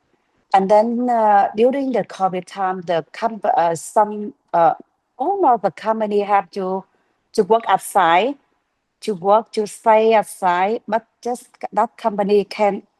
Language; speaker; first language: English; non-native, learner; Vietnamese